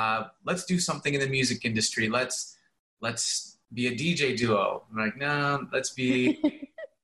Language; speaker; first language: English; native; English